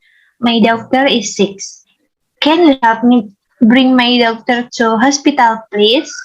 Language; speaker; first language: English; non-native, learner; Indonesian